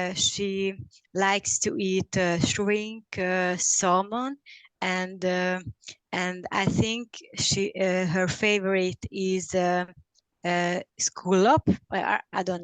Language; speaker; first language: English; non-native, learner; Hungarian